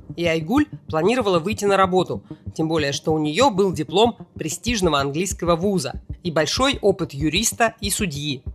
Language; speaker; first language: Russian; native; Russian